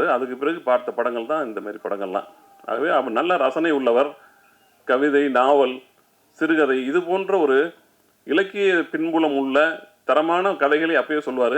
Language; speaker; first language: Tamil; native; Tamil